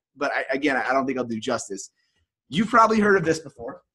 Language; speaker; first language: English; native; English